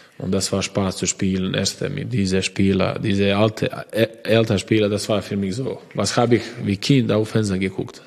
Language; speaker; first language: German; non-native, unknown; Croatian